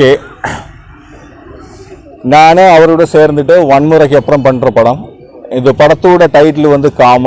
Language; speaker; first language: Tamil; non-native, learner; Malayalam